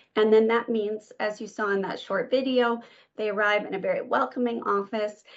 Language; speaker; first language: English; native; English